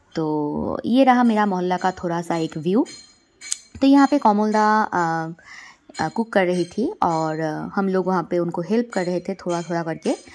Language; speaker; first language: Hindi; non-native, local second language; Bangla